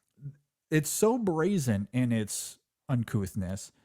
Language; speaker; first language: English; native; English